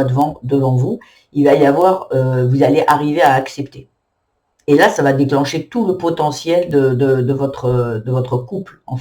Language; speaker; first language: French; native; French